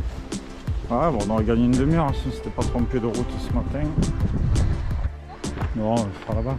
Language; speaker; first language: French; native; French